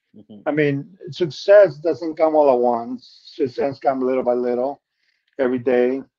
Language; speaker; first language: English; non-native, fluent; Spanish